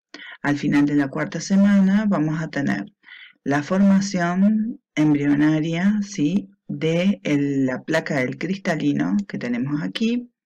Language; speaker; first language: Spanish; native; Spanish